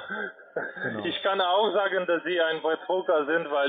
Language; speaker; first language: German; non-native, learner; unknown